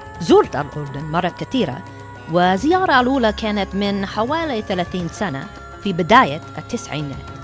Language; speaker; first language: Arabic; non-native, fluent; English